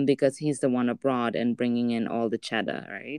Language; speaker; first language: English; non-native, local second language; Wolof